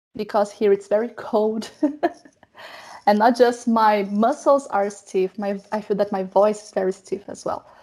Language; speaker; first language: English; non-native, fluent; Portuguese